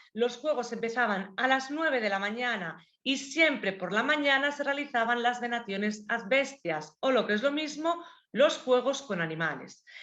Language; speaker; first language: Spanish; native; Spanish